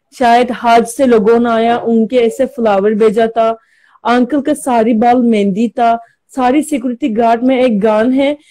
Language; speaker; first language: Hindi; non-native, learner; Turkish